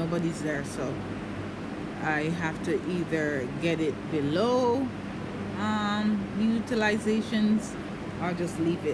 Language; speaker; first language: English; native; English